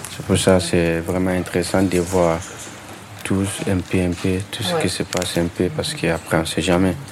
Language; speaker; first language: French; non-native, learner; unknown